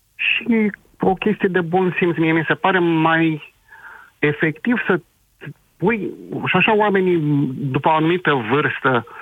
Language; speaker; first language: Romanian; native; Romanian